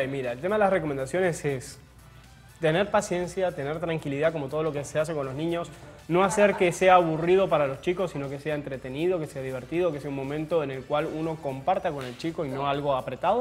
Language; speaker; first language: Spanish; native; Spanish